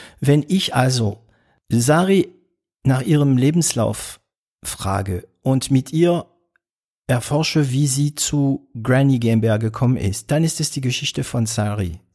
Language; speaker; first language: German; non-native, fluent; French